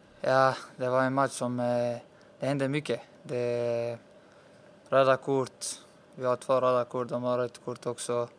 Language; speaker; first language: Swedish; early bilingual, other home language; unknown